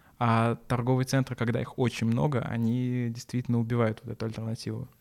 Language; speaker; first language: Russian; native; Russian